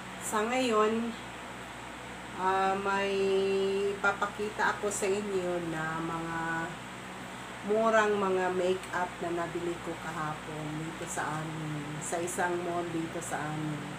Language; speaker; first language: Filipino; non-native, local second language; Cebuano